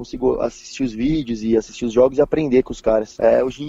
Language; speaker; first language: Portuguese; native; Portuguese